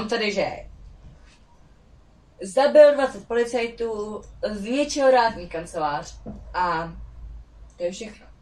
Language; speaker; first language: Czech; native; Czech